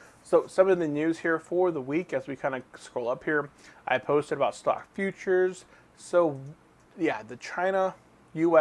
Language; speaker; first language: English; native; English